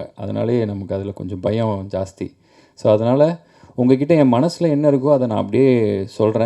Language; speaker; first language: Tamil; native; Tamil